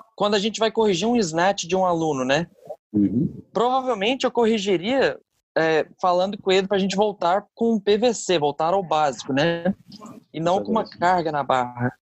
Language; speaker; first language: Portuguese; early bilingual, other home language; English